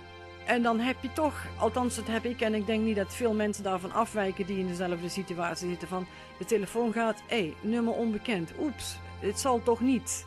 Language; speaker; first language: Dutch; native; Dutch